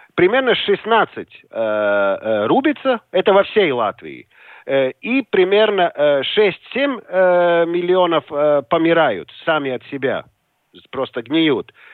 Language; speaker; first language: Russian; non-native, local second language; Latvian